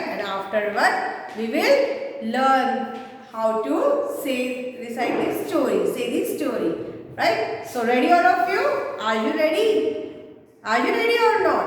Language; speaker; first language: English; non-native, local second language; Hindi